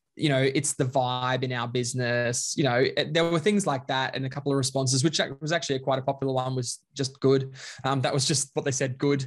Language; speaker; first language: English; native; English